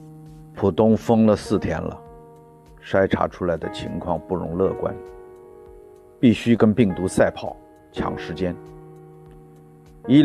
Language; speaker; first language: Chinese; native; Chinese